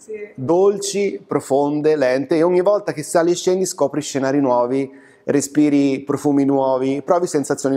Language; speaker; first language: Italian; native; Italian